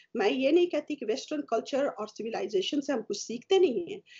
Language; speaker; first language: Hindi; native; Hindi